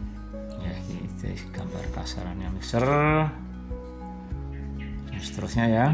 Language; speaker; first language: Indonesian; native; Indonesian